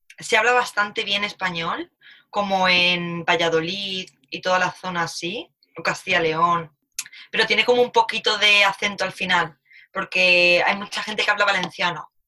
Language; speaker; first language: Spanish; native; Spanish